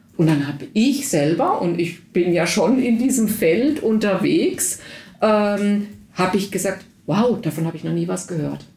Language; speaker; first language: German; native; German